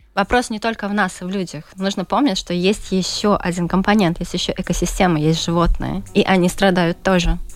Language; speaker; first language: Russian; native; Russian